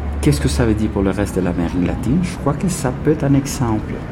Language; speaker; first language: French; non-native, fluent; Spanish